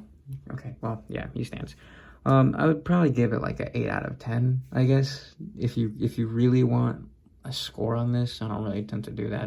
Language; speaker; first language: English; native; English